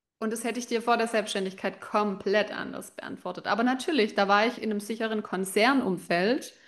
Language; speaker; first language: German; native; German